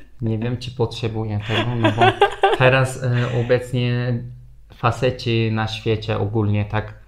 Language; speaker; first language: Polish; non-native, fluent; Turkish